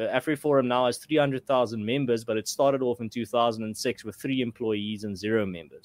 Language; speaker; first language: English; non-native, local second language; Afrikaans